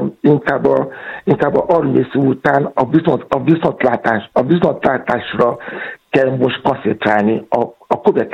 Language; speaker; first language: Hungarian; non-native, fluent; Yoruba